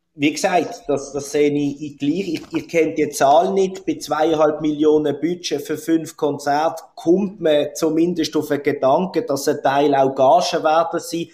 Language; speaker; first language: German; native; German